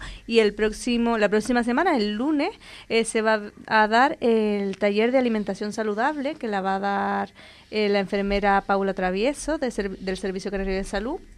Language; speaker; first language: Spanish; native; Spanish